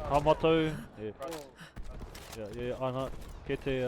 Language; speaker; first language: Māori; non-native, local second language; English